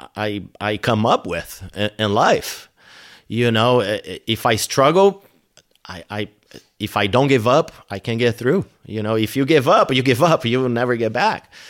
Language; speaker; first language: English; non-native, fluent; Portuguese